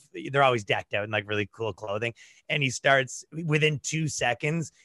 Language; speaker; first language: English; native; English